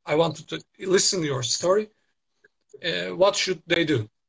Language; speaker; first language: English; non-native, learner; Turkish